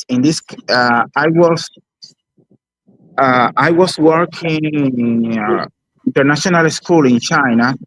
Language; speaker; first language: English; non-native, learner; Spanish